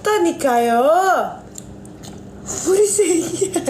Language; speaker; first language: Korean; non-native, learner; Indonesian